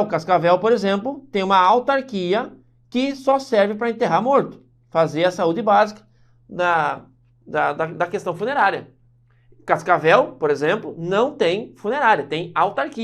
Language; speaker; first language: Portuguese; native; Portuguese